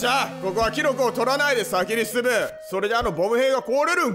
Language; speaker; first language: Japanese; native; Japanese